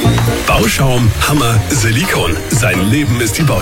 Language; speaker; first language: German; native; German